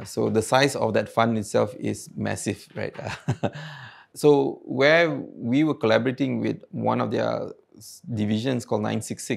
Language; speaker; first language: English; non-native, local second language; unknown